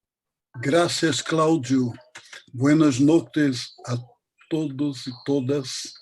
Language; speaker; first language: Spanish; non-native, learner; Portuguese